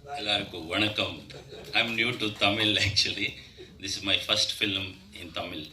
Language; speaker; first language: Tamil; non-native, learner; Kannada